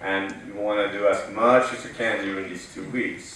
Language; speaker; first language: English; non-native, fluent; Swedish